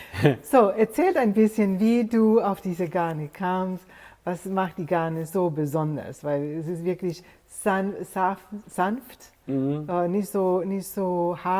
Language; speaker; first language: German; non-native, fluent; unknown